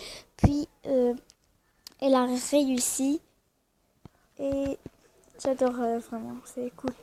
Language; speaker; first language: French; non-native, learner; Arabic